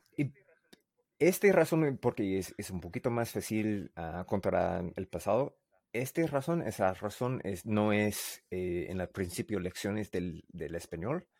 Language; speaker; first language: Spanish; non-native, learner; English